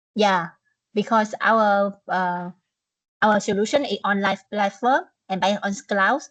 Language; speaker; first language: English; non-native, learner; Vietnamese